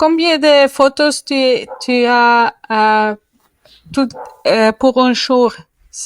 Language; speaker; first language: French; non-native, learner; Spanish